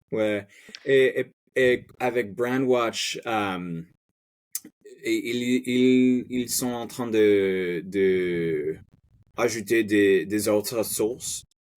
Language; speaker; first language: French; non-native, fluent; Spanish